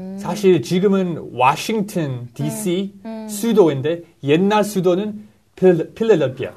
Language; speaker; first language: Korean; non-native, fluent; English